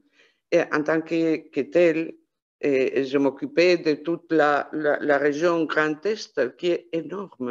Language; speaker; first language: French; non-native, fluent; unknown